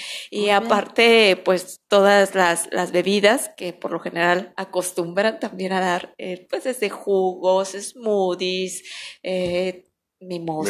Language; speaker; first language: Spanish; native; Spanish